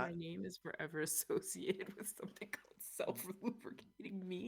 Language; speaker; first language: English; native; English